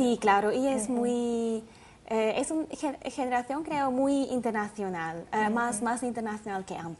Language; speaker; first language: Spanish; non-native, learner; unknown